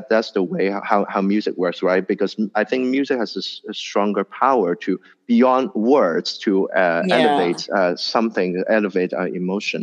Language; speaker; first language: English; non-native, local second language; Cantonese